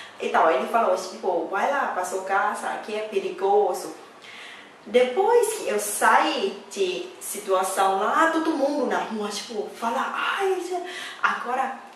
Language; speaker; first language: Portuguese; non-native, learner; Thai